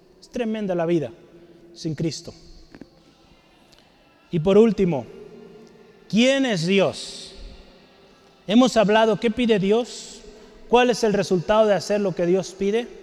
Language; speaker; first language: Spanish; native; Spanish